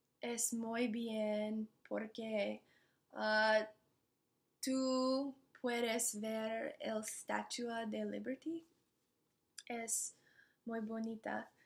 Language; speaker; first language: Spanish; non-native, learner; English